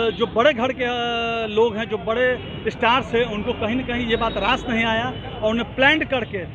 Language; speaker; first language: Hindi; native; Hindi